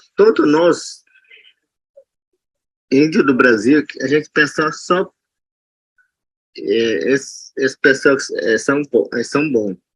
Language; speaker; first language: Portuguese; non-native, local second language; Yanomámi